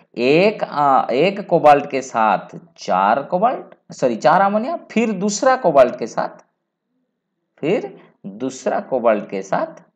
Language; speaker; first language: Hindi; non-native, local second language; Bangla